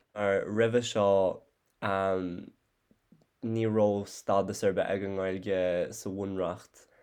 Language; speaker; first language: Irish; non-native, fluent; English